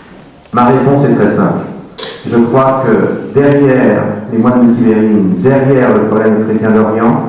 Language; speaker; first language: French; native; French